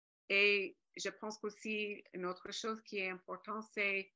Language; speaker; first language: French; non-native, fluent; English